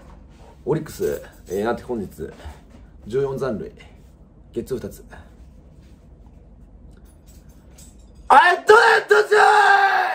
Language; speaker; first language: Japanese; native; Japanese